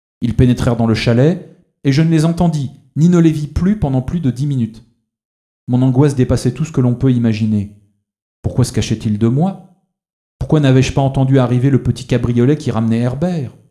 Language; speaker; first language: French; native; French